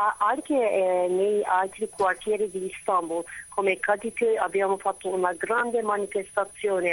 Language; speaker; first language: Italian; non-native, fluent; Turkish